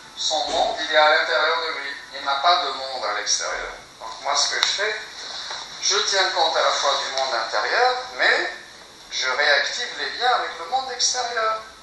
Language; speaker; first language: French; non-native, local second language; Kabyle